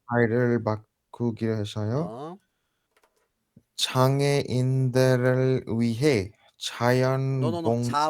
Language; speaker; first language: Korean; non-native, learner; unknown